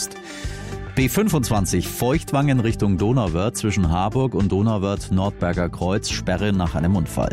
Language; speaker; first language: German; native; German